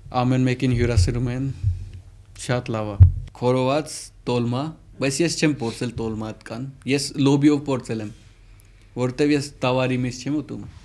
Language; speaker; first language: Armenian; non-native, fluent; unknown